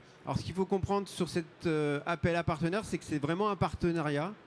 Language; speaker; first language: French; native; French